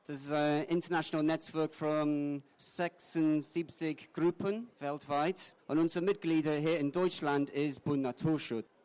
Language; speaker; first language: German; non-native, fluent; English